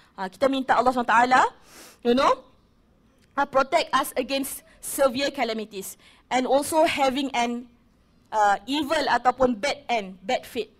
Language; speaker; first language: English; non-native, local second language; Malay